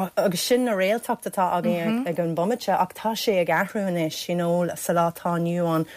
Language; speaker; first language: Irish; non-native, local second language; English